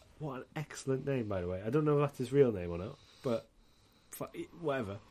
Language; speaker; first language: English; native; English